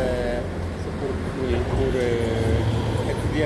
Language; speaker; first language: French; non-native, learner; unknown